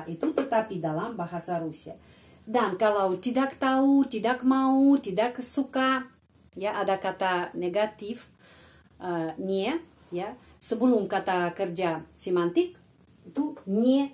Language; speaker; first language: Indonesian; non-native, fluent; Russian